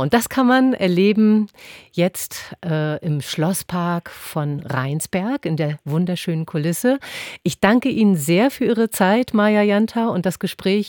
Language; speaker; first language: German; native; German